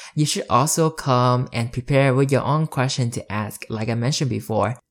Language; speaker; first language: English; early bilingual, other home language; Vietnamese